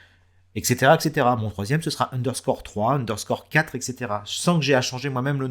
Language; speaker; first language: French; native; French